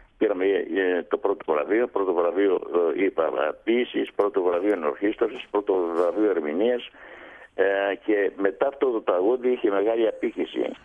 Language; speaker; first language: Greek; native; Greek